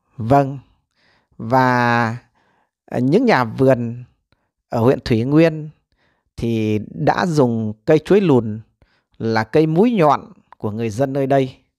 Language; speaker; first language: Vietnamese; native; Vietnamese